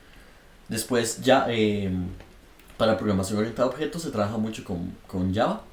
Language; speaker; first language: Spanish; native; Spanish